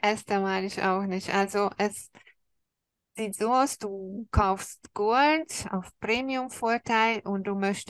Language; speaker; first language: German; non-native, fluent; Hungarian